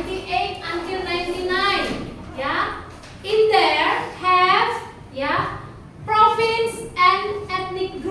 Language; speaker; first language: English; non-native, learner; Indonesian